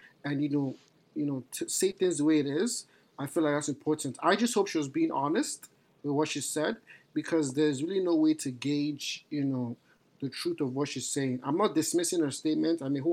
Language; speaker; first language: English; non-native, local second language; Yoruba